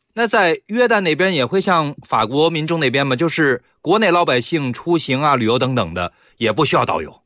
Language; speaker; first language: Chinese; native; Chinese